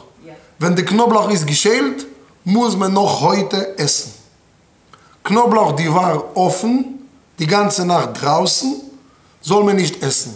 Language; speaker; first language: German; non-native, fluent; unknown